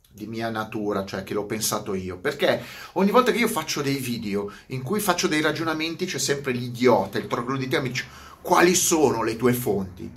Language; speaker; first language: Italian; native; Italian